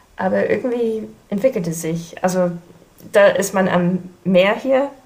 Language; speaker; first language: German; non-native, fluent; English